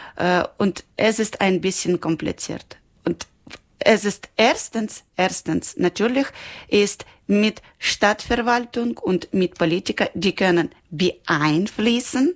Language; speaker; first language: German; non-native, learner; Ukrainian